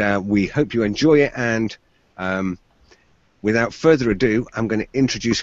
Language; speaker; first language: English; native; English